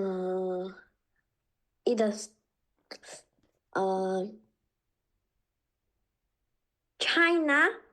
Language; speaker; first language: English; non-native, learner; Korean